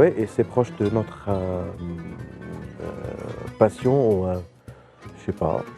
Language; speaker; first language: French; non-native, learner; Arabic